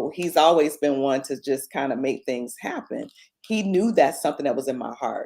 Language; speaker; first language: English; native; English